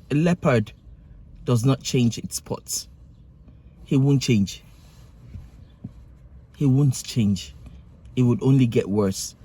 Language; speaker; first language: English; non-native, local second language; Yoruba